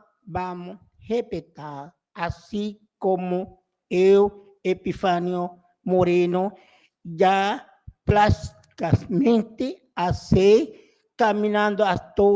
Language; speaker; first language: Portuguese; non-native, learner; Spanish